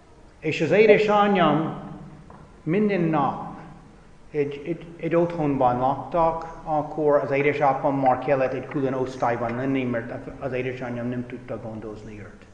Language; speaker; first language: Hungarian; non-native, fluent; English